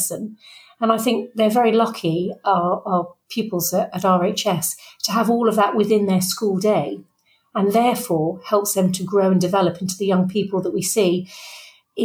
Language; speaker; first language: English; native; English